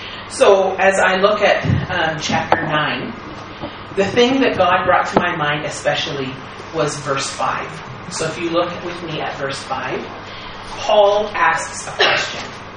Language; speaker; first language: English; native; English